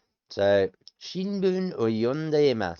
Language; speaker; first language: Japanese; non-native, learner; English